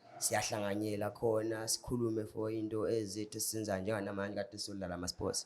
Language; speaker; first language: Zulu; non-native, local second language; Xhosa